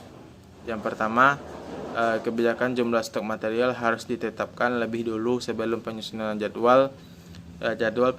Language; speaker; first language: Indonesian; native; Indonesian